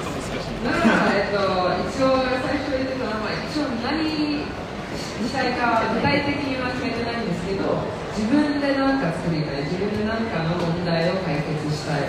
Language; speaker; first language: Japanese; early bilingual, heritage; Japanese